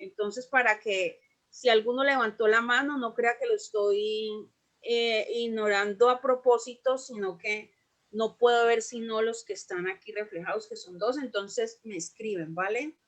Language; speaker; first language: Spanish; native; Spanish